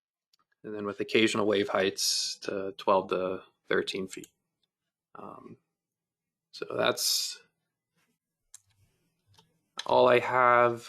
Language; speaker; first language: English; native; English